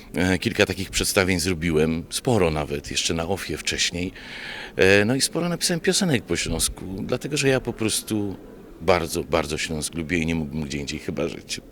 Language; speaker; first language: Polish; non-native, local second language; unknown